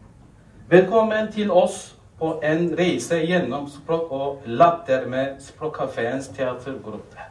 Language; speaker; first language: Norwegian; non-native, fluent; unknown